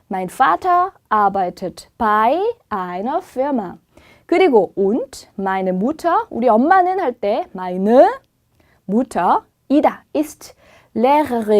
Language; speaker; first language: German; non-native, fluent; Korean